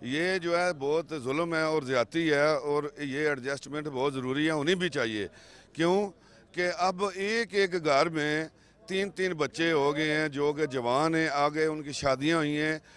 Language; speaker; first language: Urdu; non-native, local second language; Pahari-Potwari